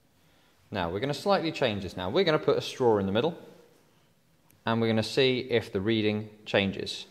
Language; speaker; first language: English; native; English